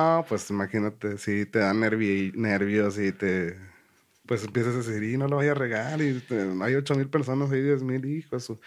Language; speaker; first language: Spanish; native; Spanish